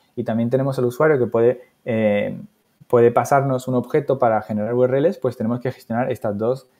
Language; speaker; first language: Spanish; native; Spanish